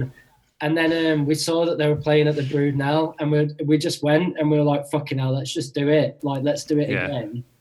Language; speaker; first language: English; native; English